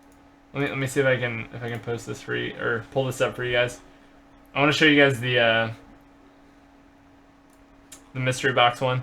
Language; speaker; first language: English; native; English